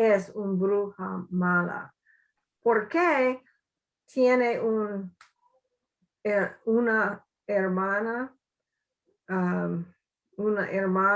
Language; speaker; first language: Spanish; non-native, learner; English